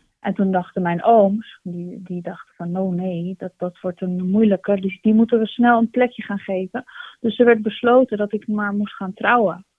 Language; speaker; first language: Dutch; early bilingual, other home language; Turkish